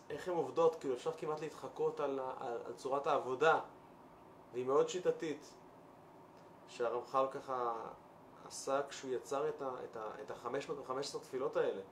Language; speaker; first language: Hebrew; native; Hebrew